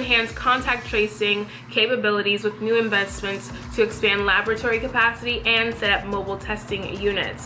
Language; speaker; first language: English; native; English